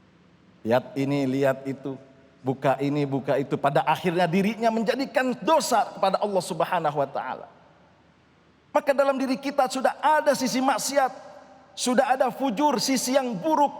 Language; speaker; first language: Indonesian; native; Indonesian